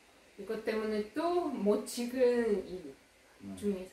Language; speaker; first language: Korean; non-native, learner; Russian